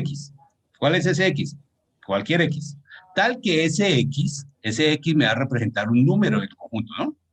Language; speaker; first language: Spanish; native; Spanish